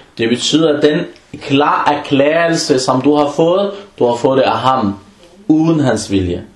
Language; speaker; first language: Danish; early bilingual, other home language; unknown